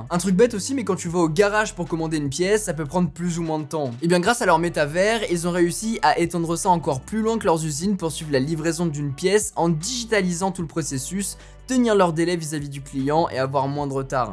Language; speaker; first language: French; native; French